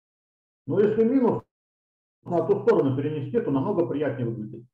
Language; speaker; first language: Russian; native; Russian